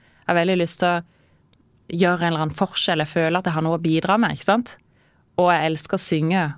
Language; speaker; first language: Norwegian; native; Norwegian